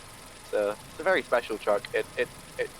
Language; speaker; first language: English; native; English